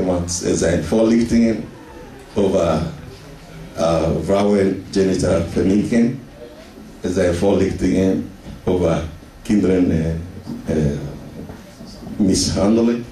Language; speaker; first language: Dutch; non-native, learner; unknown